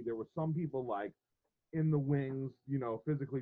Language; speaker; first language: English; native; English